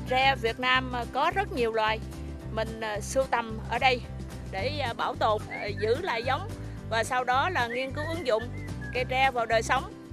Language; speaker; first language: Vietnamese; native; Vietnamese